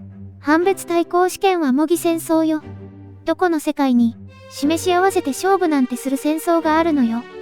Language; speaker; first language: Japanese; native; Japanese